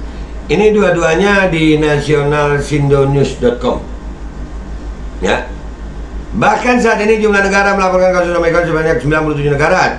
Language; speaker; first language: Indonesian; native; Indonesian